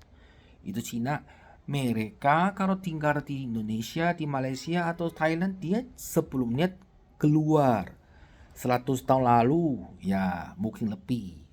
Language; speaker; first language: Indonesian; non-native, fluent; Chinese